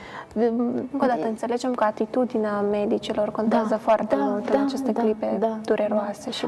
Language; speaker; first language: Romanian; native; Romanian